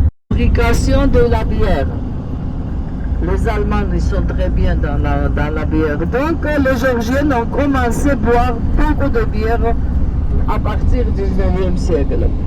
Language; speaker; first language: French; non-native, fluent; Georgian